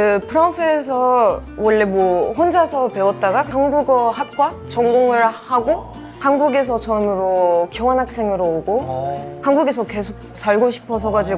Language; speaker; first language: Korean; non-native, fluent; French